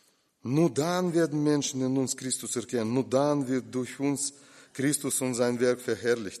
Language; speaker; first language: German; non-native, fluent; Russian